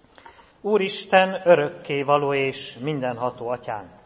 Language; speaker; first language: Hungarian; native; Hungarian